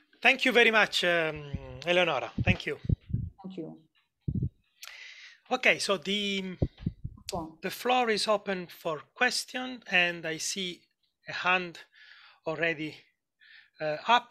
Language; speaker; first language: English; non-native, fluent; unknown